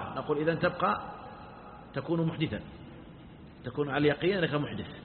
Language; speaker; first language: Arabic; native; Arabic